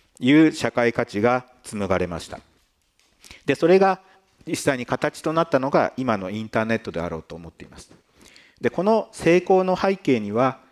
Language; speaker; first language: Japanese; native; Japanese